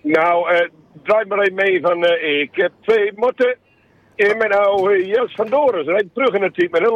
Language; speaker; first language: Dutch; native; Dutch